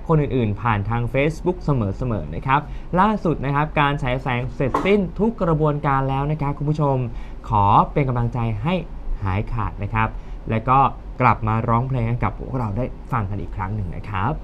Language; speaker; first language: Thai; native; Thai